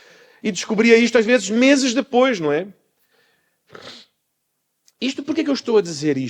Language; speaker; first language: Portuguese; native; Portuguese